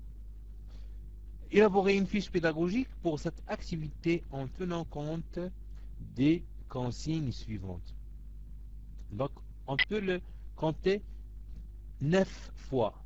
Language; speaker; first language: French; non-native, local second language; Arabic